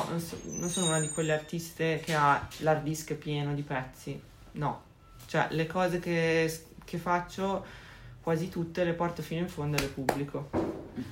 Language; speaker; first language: Italian; native; Italian